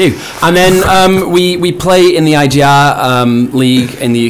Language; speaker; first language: English; native; English